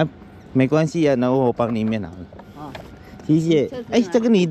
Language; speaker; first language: Chinese; non-native, learner; Filipino